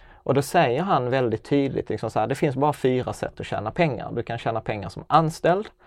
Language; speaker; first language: Swedish; native; Swedish